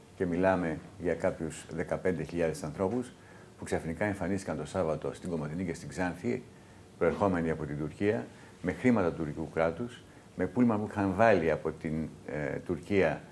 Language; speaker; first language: Greek; native; Greek